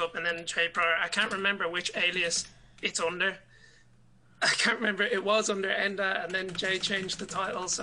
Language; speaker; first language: English; native; English